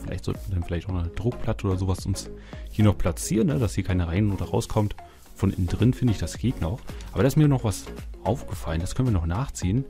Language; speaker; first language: German; native; German